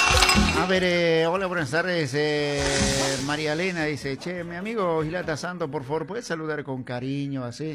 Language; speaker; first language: Spanish; native; Spanish